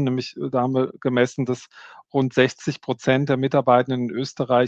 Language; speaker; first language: German; native; German